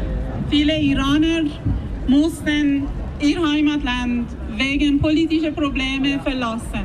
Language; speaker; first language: German; non-native, fluent; Persian